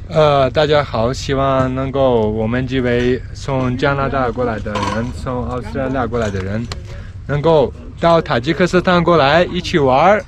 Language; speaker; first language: Chinese; non-native, fluent; Tajik